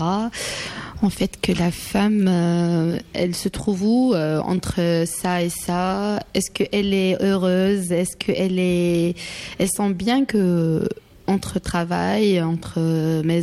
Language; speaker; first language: French; non-native, local second language; Arabic